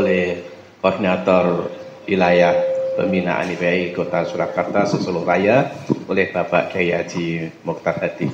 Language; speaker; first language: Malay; non-native, local second language; Javanese